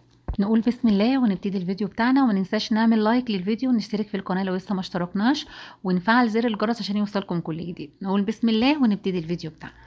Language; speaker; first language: Arabic; native; Arabic